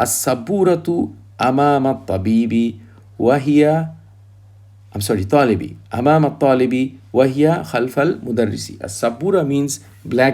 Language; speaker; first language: Arabic; non-native, fluent; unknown